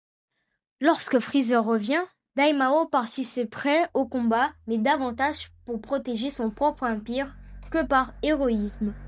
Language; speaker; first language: French; native; French